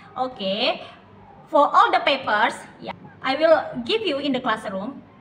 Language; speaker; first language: English; non-native, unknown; Indonesian